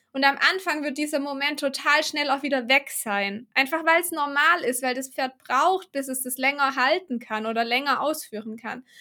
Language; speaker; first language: German; native; German